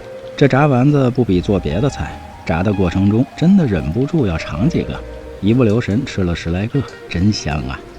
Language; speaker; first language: Chinese; native; Chinese